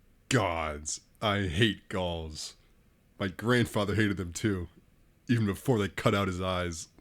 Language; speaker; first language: English; native; English